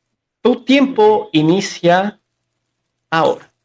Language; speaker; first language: Spanish; native; Spanish